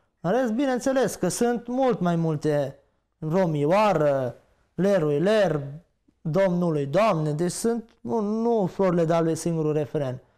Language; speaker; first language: Romanian; native; Romanian